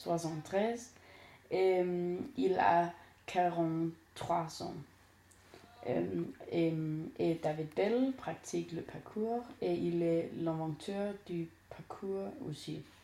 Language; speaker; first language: French; non-native, learner; Danish